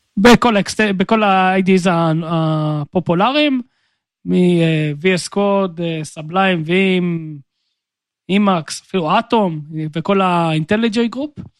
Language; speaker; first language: Hebrew; native; Hebrew